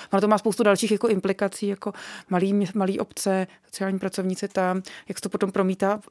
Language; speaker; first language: Czech; native; Czech